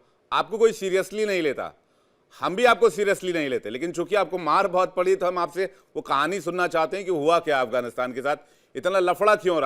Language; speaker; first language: Hindi; native; Hindi